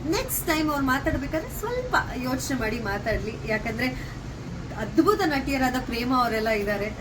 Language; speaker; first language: Kannada; non-native, local second language; Kodava